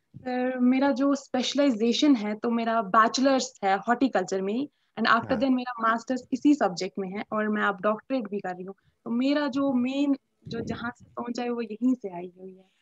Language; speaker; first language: Hindi; native; Hindi